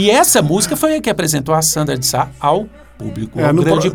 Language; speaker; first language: Portuguese; native; Portuguese